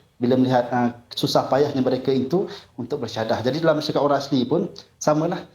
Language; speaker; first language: Malay; non-native, local second language; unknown